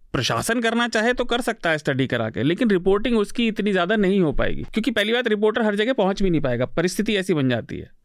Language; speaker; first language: Hindi; native; Hindi